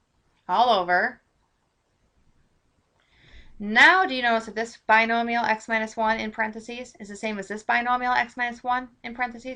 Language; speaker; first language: English; native; English